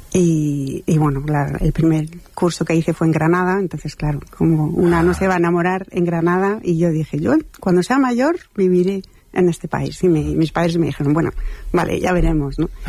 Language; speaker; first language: Spanish; non-native, fluent; French